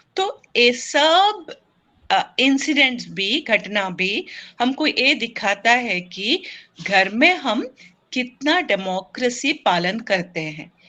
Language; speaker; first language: Hindi; non-native, local second language; Kannada